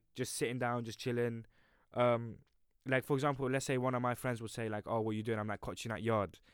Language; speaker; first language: English; native; English